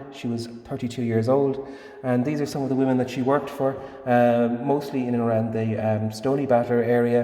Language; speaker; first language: English; native; English